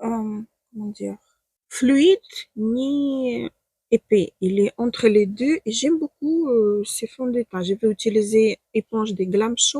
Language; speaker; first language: French; non-native, fluent; Ukrainian